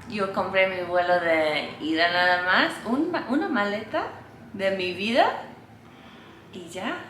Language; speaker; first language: Spanish; non-native, fluent; English